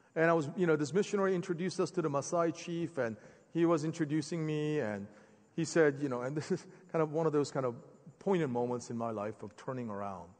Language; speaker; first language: English; native; English